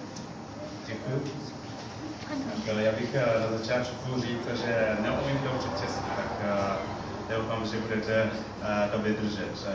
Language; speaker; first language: Czech; non-native, learner; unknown